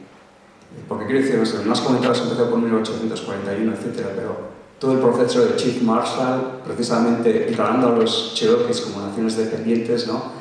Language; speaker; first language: Spanish; native; Spanish